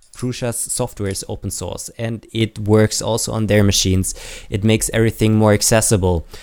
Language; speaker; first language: English; non-native, fluent; German